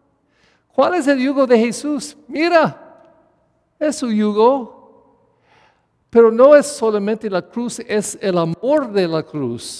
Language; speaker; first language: Spanish; non-native, fluent; English